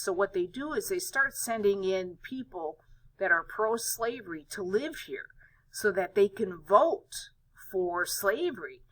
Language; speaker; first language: English; native; English